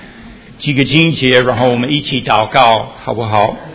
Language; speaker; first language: Chinese; early bilingual, heritage; Chinese